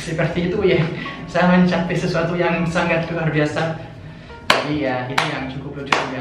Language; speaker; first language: Indonesian; non-native, fluent; French